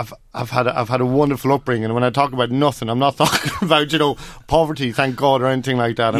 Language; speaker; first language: English; native; English